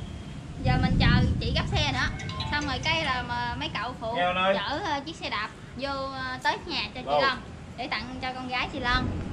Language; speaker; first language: Vietnamese; native; Vietnamese